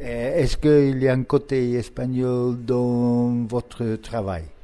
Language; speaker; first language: French; non-native, learner; English